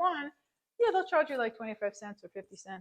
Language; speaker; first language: English; native; English